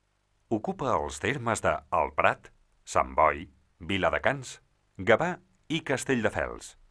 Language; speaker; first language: Catalan; native; Catalan